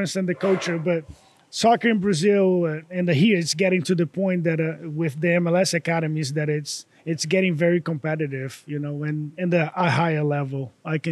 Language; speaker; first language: English; non-native, fluent; Portuguese